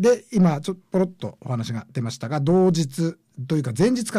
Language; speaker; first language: Japanese; native; Japanese